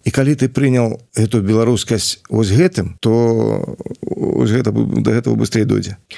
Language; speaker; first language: Belarusian; non-native, local second language; Russian